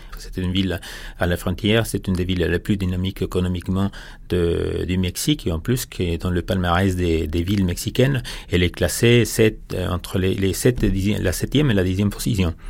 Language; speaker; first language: French; non-native, fluent; Spanish